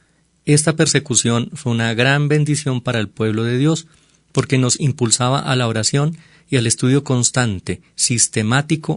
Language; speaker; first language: Spanish; native; Spanish